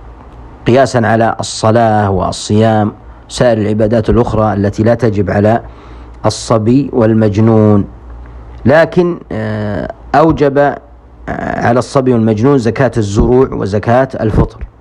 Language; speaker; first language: Arabic; native; Arabic